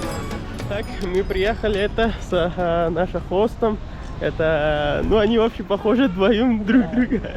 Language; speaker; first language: Russian; non-native, learner; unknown